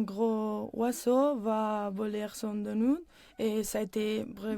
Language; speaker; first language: French; non-native, learner; Spanish